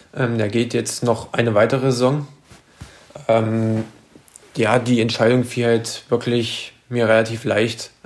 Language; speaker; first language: German; native; German